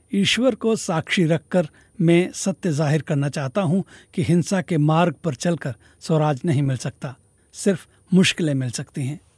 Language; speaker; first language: Hindi; native; Hindi